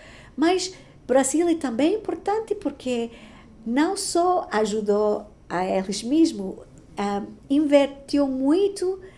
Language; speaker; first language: Portuguese; non-native, fluent; Spanish